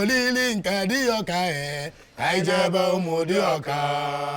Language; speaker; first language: Igbo; native; Igbo